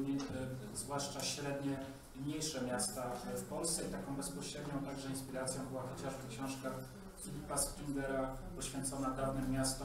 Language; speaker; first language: Polish; native; Polish